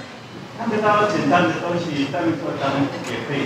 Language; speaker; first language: Chinese; non-native, learner; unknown